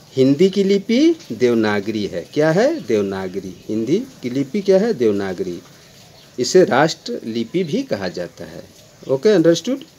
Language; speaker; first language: Hindi; native; Hindi